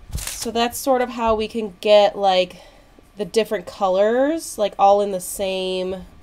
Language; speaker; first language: English; native; English